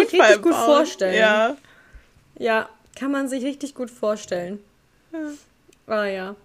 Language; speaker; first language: German; native; German